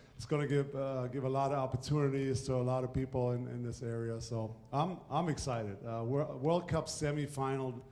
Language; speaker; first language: English; non-native, fluent; German